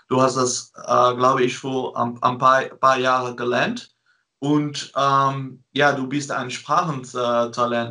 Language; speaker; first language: German; non-native, learner; Dutch